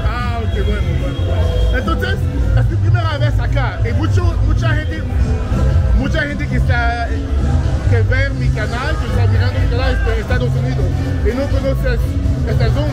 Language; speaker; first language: Spanish; non-native, learner; English